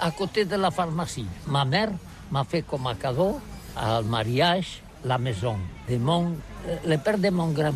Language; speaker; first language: French; non-native, learner; Catalan